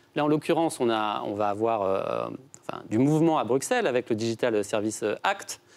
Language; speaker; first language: French; native; French